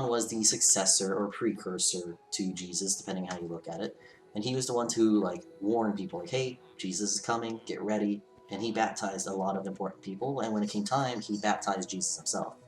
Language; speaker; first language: English; native; English